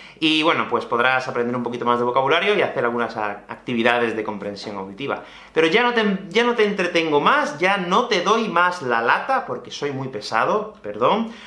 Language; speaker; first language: Spanish; native; Spanish